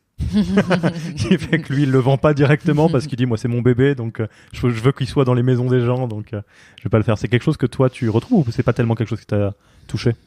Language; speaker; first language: French; native; French